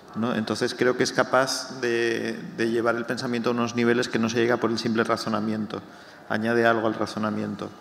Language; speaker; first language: Spanish; native; Spanish